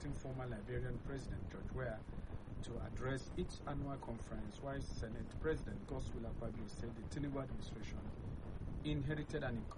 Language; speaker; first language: English; non-native, local second language; Yoruba